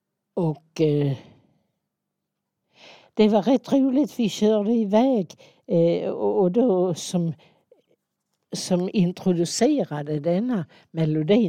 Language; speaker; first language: Swedish; native; Swedish